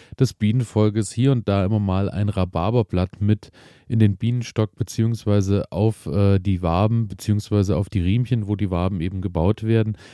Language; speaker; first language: German; native; German